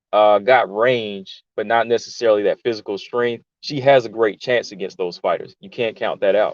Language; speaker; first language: English; native; English